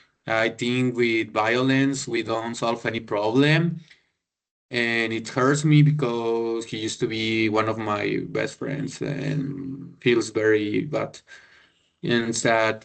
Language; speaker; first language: English; non-native, learner; Spanish